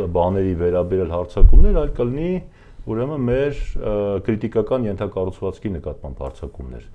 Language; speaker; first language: Armenian; native; Armenian